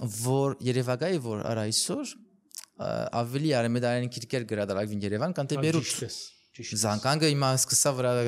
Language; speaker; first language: Armenian; early bilingual, heritage; Armenian